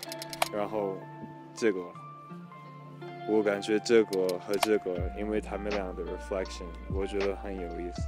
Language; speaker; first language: Chinese; non-native, fluent; English